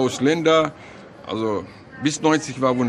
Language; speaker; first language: German; non-native, fluent; Turkish